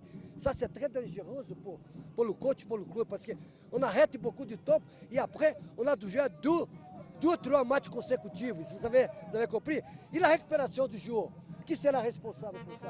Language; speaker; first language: French; non-native, fluent; Portuguese